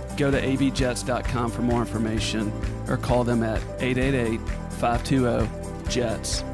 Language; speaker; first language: English; native; English